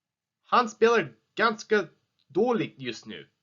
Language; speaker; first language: Swedish; non-native, learner; English